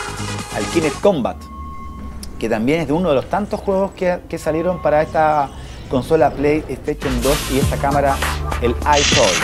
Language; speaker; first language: Spanish; native; Spanish